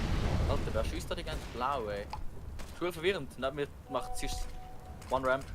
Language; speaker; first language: German; native; German